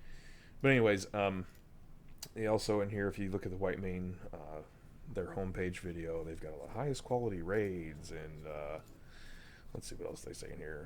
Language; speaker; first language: English; native; English